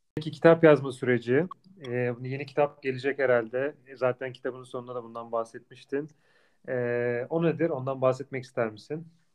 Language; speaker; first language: Turkish; native; Turkish